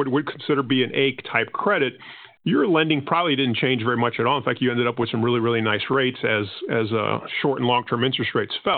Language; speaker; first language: English; non-native, fluent; Spanish